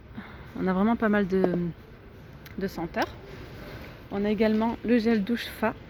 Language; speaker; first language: French; native; French